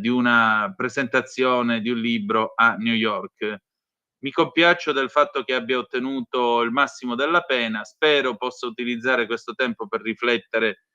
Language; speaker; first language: Italian; native; Italian